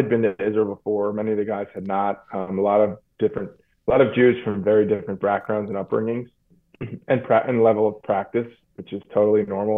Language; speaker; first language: English; native; English